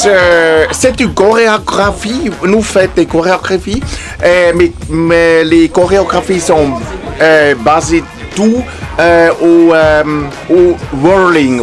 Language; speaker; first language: French; non-native, learner; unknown